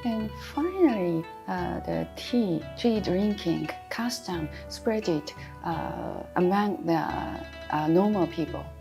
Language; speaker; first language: English; non-native, fluent; Japanese